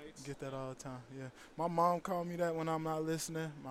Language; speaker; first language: English; native; English